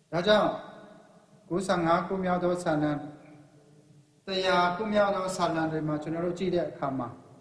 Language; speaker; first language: Burmese; non-native, local second language; Kachin